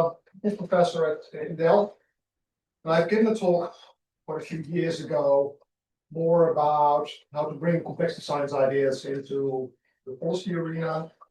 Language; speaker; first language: English; non-native, fluent; Dutch